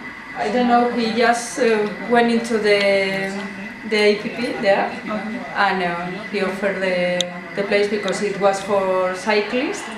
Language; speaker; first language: English; non-native, fluent; Spanish